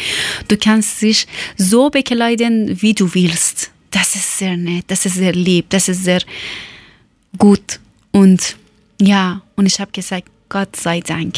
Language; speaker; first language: German; non-native, learner; Persian